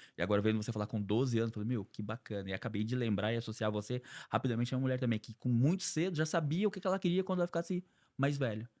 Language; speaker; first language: Portuguese; native; Portuguese